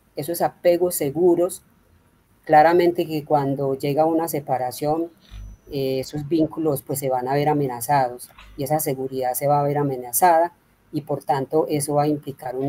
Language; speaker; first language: Spanish; native; Spanish